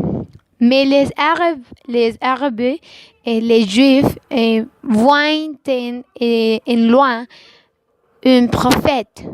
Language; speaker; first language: French; non-native, learner; Spanish